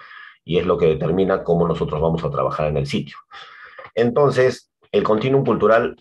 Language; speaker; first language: Spanish; native; Spanish